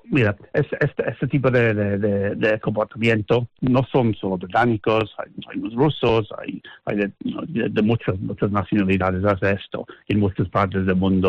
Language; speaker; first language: Spanish; non-native, fluent; English